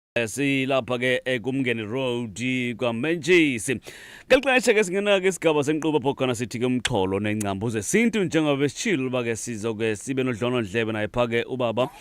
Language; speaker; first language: Zulu; non-native, local second language; Xhosa